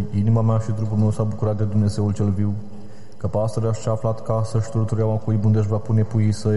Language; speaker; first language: Romanian; native; Romanian